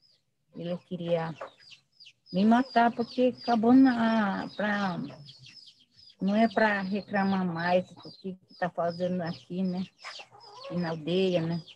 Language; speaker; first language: Portuguese; non-native, local second language; Guarani